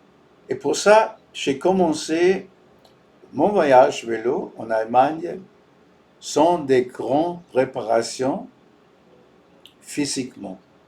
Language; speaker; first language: French; non-native, fluent; German